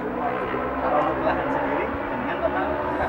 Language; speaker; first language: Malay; non-native, local second language; Javanese